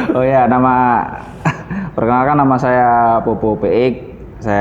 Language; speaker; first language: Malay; non-native, local second language; Javanese